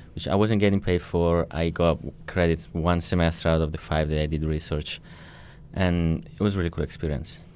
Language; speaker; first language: English; non-native, fluent; Italian